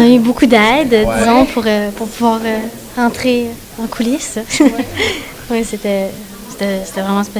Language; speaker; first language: French; native; French